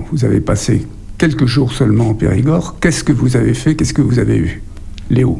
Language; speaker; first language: French; native; French